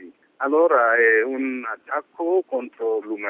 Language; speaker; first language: Italian; non-native, fluent; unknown